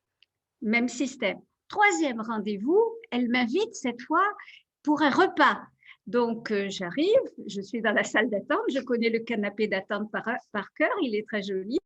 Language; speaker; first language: French; native; French